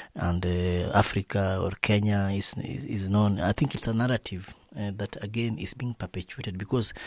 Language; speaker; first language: English; non-native, local second language; Luo (Kenya and Tanzania)